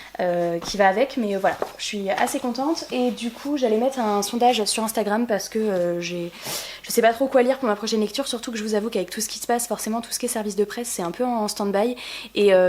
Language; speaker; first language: French; native; French